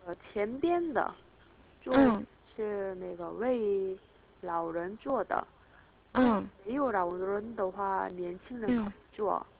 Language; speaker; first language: Chinese; non-native, learner; Korean